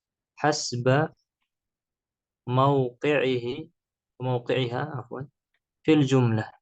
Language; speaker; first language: Arabic; non-native, fluent; Indonesian